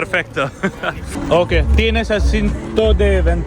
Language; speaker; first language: Spanish; non-native, learner; Hindi